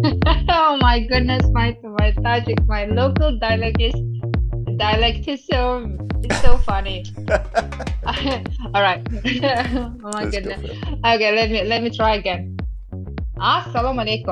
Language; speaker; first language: English; non-native, fluent; Tajik